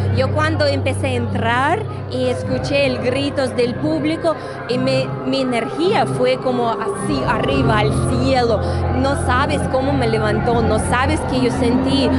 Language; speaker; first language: Spanish; non-native, learner; Russian